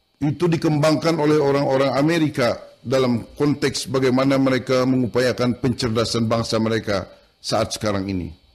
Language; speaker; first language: Indonesian; non-native, local second language; Banjar